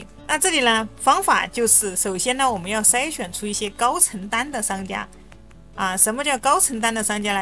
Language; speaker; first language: Chinese; native; Chinese